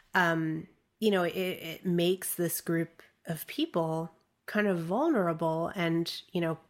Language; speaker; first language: English; early bilingual, other home language; Chinese